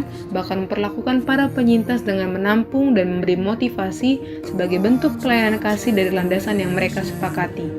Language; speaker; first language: Indonesian; native; Indonesian